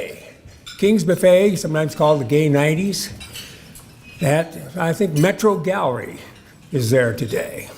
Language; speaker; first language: English; native; English